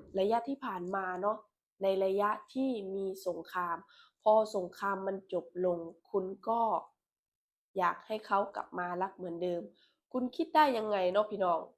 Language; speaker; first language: Thai; non-native, local second language; Lao